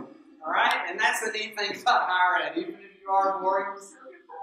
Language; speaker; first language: English; native; English